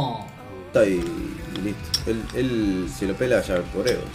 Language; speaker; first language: Spanish; native; Spanish